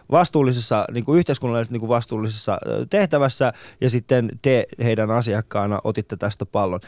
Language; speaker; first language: Finnish; non-native, fluent; Persian